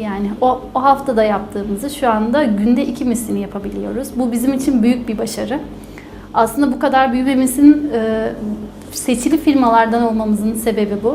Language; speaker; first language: Turkish; native; Turkish